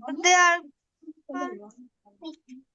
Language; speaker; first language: English; non-native, learner; Bangla